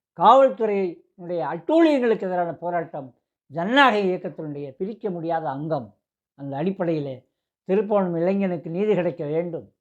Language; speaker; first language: Tamil; native; Tamil